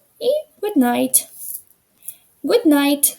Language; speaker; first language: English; non-native, fluent; Ukrainian